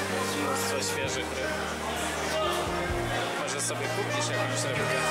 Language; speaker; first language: Polish; native; Polish